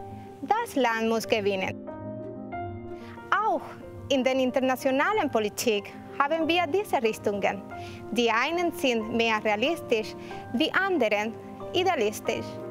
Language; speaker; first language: German; non-native, fluent; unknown